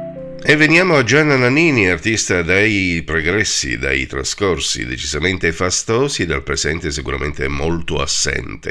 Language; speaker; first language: Italian; native; Italian